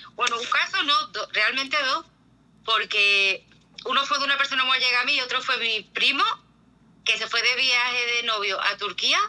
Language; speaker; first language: Spanish; native; Spanish